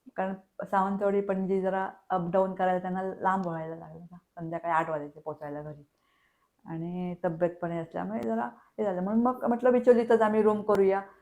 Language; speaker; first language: Marathi; native; Marathi